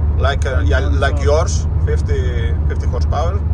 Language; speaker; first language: English; non-native, learner; Greek